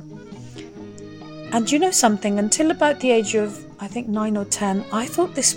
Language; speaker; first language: English; native; English